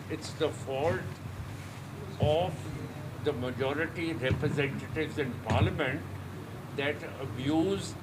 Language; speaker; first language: English; non-native, local second language; Punjabi